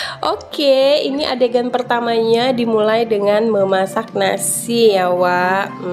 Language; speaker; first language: Indonesian; native; Indonesian